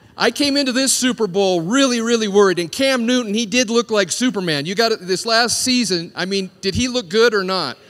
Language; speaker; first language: English; native; English